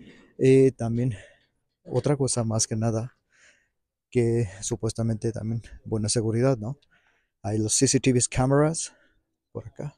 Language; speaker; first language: Spanish; non-native, fluent; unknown